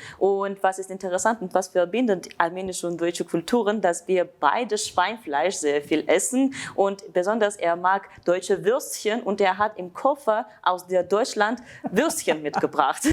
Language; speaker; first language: German; non-native, fluent; Armenian